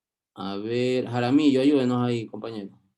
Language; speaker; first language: Spanish; native; Spanish